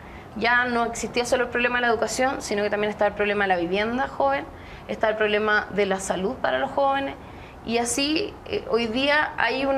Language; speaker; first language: Spanish; native; Spanish